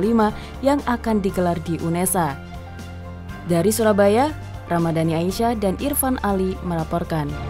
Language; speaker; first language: Indonesian; native; Indonesian